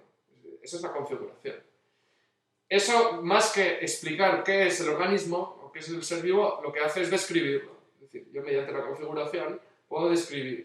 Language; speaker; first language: Spanish; native; Spanish